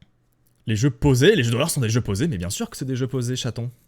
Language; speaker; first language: French; native; French